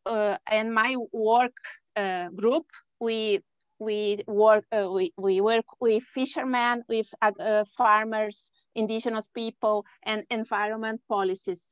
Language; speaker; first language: English; non-native, learner; Portuguese